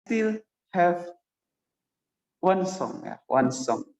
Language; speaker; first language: English; non-native, learner; Indonesian